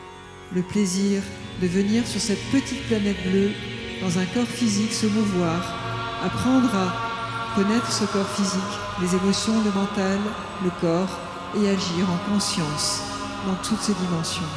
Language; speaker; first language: French; native; French